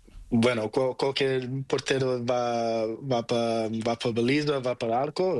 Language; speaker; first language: Spanish; non-native, learner; Portuguese